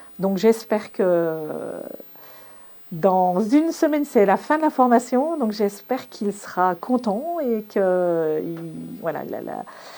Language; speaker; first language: French; native; French